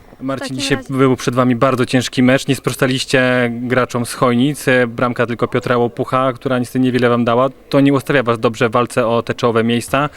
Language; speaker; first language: Polish; native; Polish